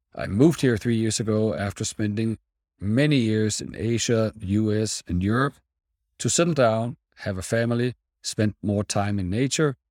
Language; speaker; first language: English; non-native, fluent; Danish